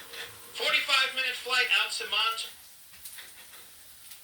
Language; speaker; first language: English; native; English